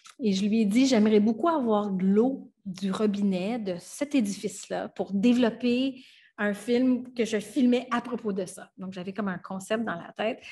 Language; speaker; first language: French; non-native, local second language; English